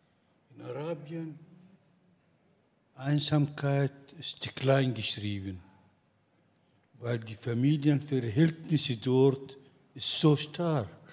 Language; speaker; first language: German; non-native, fluent; Arabic